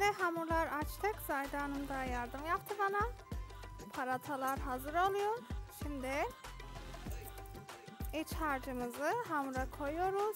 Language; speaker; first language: Turkish; non-native, learner; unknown